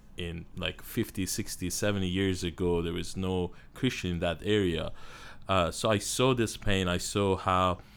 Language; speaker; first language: English; non-native, learner; Armenian